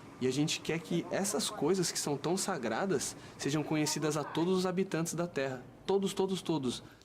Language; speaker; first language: Portuguese; native; Portuguese